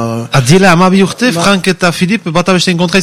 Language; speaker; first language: Basque; native; Basque